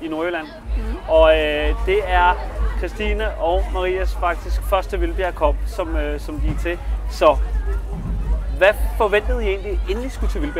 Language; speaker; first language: Danish; native; Danish